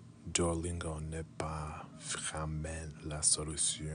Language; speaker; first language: French; non-native, learner; English